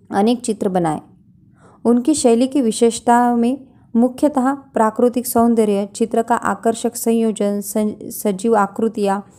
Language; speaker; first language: Hindi; non-native, local second language; Marathi